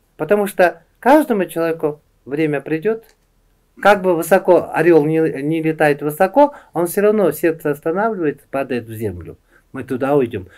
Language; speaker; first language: Russian; non-native, local second language; Uzbek